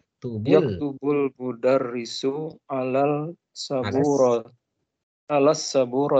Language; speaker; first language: Indonesian; native; Indonesian